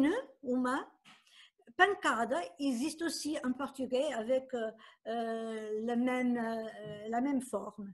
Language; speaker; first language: French; non-native, fluent; Portuguese